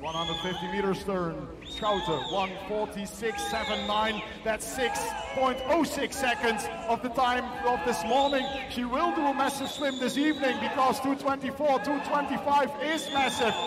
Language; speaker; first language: English; non-native, fluent; Dutch